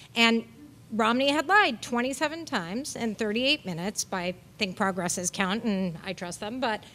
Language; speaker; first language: English; native; English